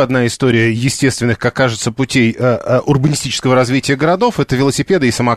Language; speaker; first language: Russian; native; Russian